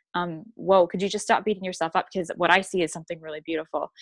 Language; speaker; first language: English; native; English